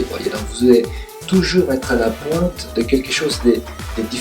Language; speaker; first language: French; native; French